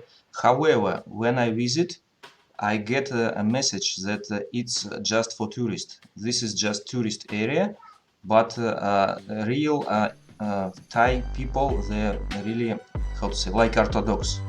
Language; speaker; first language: English; non-native, learner; Russian